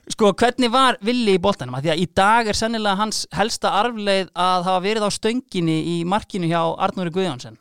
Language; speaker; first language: Icelandic; native; Icelandic